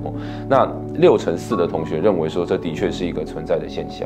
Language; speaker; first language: Chinese; native; Chinese